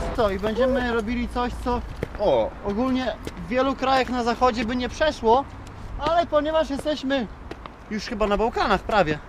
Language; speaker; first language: Polish; native; Polish